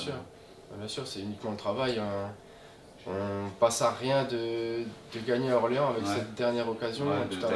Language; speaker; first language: French; native; French